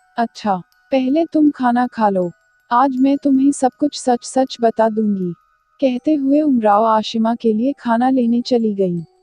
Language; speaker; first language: Hindi; native; Hindi